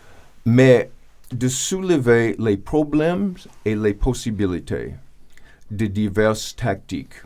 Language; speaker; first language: French; non-native, fluent; English